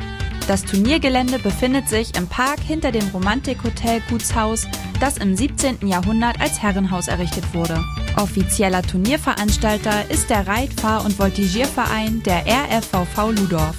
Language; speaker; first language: German; native; German